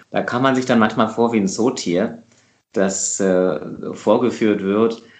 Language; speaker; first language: German; native; German